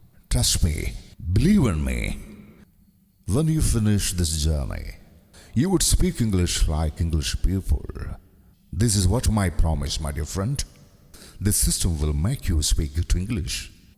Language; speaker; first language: English; non-native, local second language; Malayalam